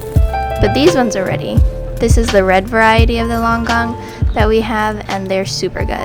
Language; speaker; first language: English; native; English